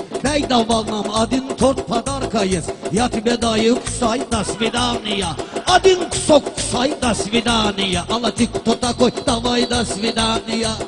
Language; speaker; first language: Russian; non-native, learner; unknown